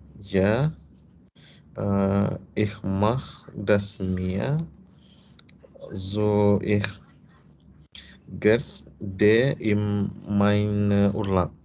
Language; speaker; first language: German; non-native, learner; Indonesian